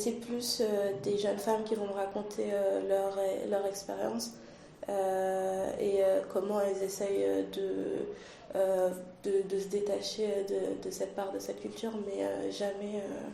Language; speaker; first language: French; early bilingual, other home language; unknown